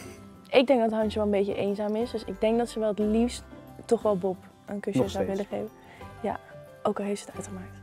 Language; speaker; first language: Dutch; native; Dutch